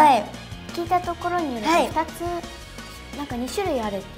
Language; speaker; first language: Japanese; native; Japanese